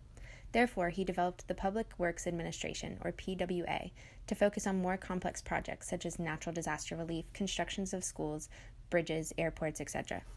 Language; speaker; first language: English; native; English